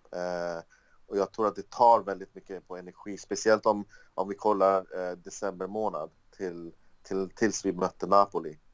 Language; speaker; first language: Swedish; early bilingual, other home language; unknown